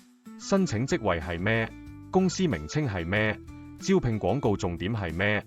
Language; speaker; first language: Cantonese; native; Cantonese